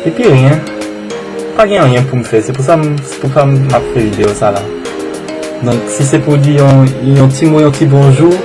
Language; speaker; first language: Haitian Creole; non-native, fluent; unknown